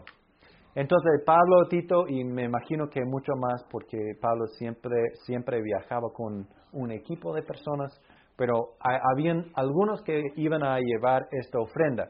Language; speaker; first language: Spanish; non-native, fluent; English